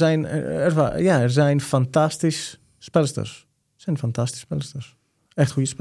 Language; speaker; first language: Dutch; non-native, fluent; Greek